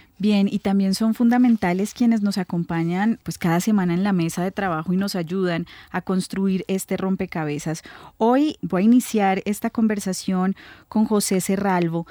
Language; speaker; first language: Spanish; native; Spanish